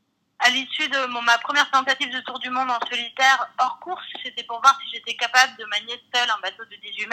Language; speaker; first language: French; native; French